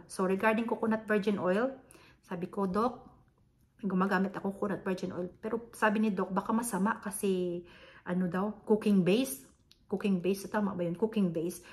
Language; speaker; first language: Filipino; non-native, local second language; Hiligaynon